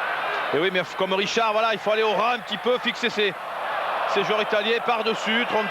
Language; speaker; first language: French; native; French